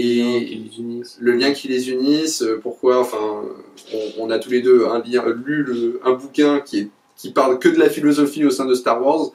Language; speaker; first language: French; native; French